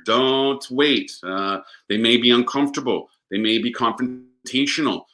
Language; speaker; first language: English; native; English